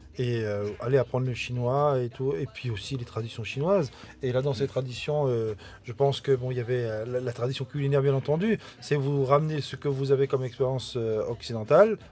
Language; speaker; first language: French; native; French